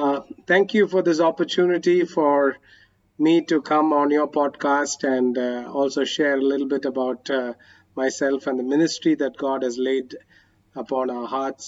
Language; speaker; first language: English; non-native, local second language; Malayalam